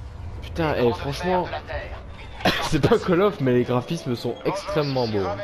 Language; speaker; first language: French; native; French